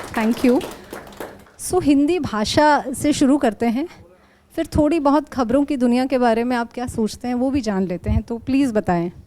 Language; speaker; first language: Hindi; native; Hindi